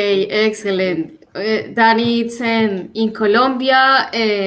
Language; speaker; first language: English; non-native, learner; Spanish